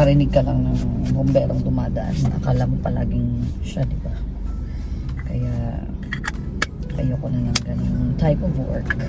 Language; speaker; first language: Filipino; native; Filipino